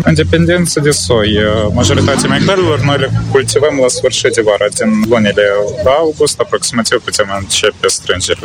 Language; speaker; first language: Romanian; native; Romanian